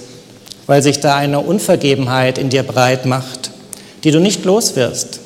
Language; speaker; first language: German; native; German